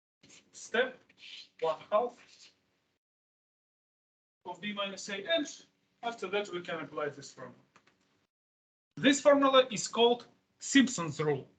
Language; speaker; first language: English; non-native, fluent; Russian